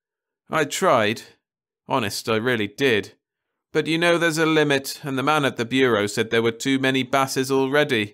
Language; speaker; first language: English; native; English